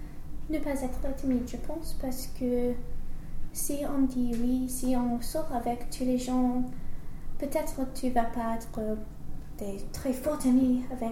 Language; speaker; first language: French; non-native, learner; English